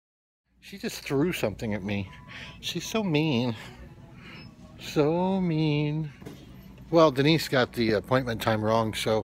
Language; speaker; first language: English; native; English